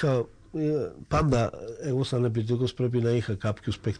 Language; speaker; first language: Greek; non-native, fluent; Slovak